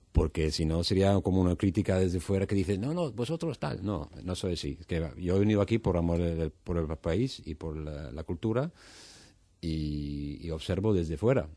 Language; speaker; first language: Spanish; non-native, fluent; Dutch